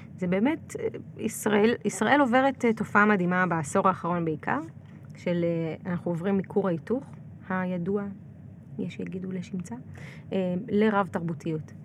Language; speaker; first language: Hebrew; early bilingual, other home language; Russian